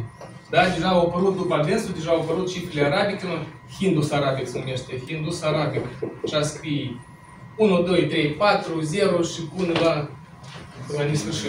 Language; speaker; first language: Romanian; non-native, local second language; Russian